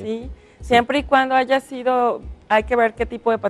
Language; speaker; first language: Spanish; native; Spanish